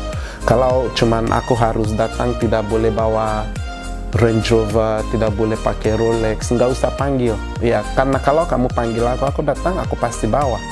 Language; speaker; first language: Indonesian; non-native, fluent; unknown